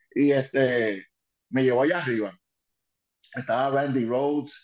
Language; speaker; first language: Spanish; early bilingual, heritage; Spanish